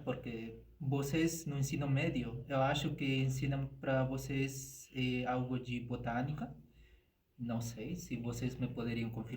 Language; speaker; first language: Portuguese; non-native, fluent; Spanish